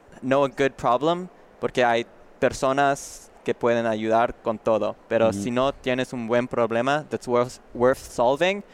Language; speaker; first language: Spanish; non-native, learner; English